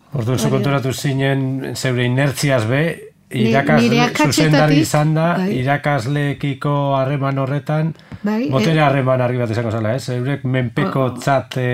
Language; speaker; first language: Basque; native; Basque